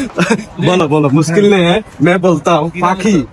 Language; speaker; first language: Hindi; non-native, learner; Bangla